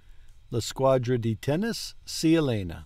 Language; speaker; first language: Italian; non-native, learner; English